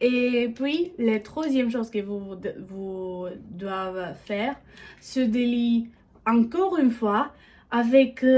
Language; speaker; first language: French; non-native, learner; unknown